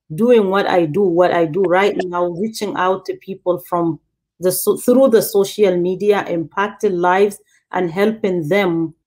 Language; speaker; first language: English; native; English